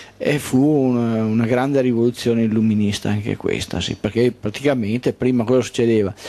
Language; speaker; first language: Italian; native; Italian